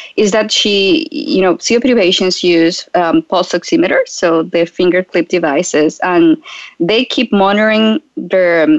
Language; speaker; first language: English; non-native, fluent; Spanish